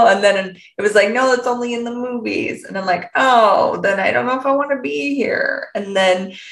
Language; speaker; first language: English; native; English